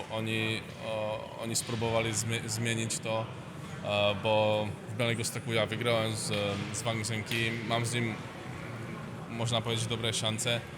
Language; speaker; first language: Polish; non-native, learner; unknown